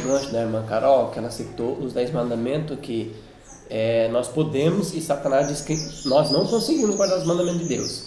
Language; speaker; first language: Portuguese; native; Portuguese